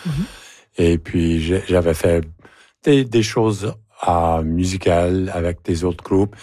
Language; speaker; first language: French; native; French